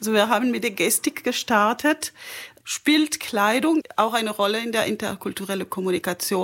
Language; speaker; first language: German; non-native, fluent; French